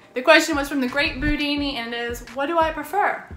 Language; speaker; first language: English; native; English